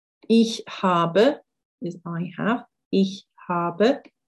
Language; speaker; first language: German; non-native, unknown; English